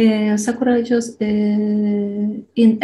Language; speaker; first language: English; non-native, learner; Tatar